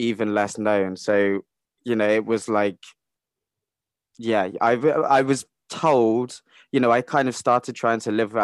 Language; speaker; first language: English; native; English